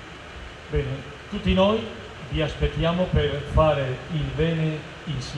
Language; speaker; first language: Italian; non-native, fluent; Spanish